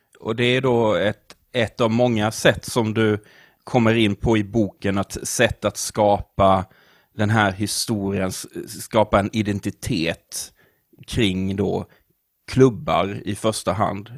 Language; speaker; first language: Swedish; native; Swedish